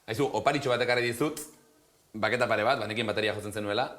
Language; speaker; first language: Basque; native; Basque